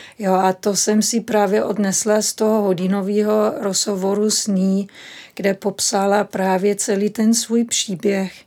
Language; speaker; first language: Czech; non-native, fluent; German